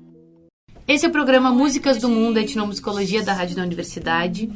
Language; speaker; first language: Portuguese; native; Portuguese